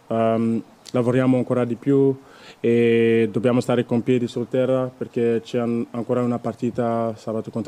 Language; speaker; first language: Italian; non-native, learner; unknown